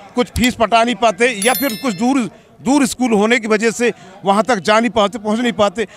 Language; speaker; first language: Hindi; native; Hindi